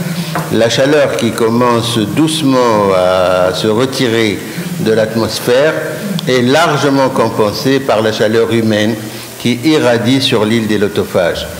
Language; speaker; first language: French; non-native, local second language; Arabic